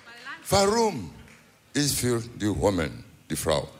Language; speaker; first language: English; non-native, learner; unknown